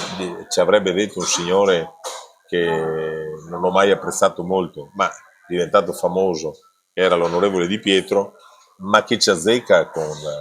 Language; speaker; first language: Italian; native; Italian